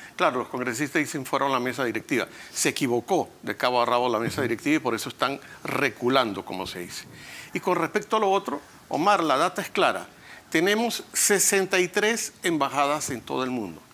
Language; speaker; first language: Spanish; native; Spanish